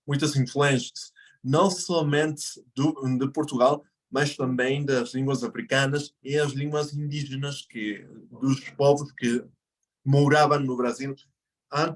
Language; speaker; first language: Portuguese; non-native, fluent; Spanish